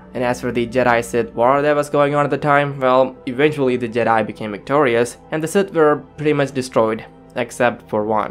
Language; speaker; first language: English; native; English